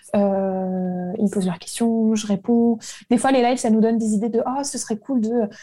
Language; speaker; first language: French; native; French